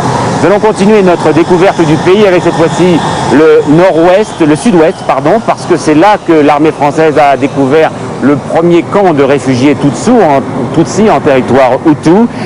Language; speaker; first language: French; native; French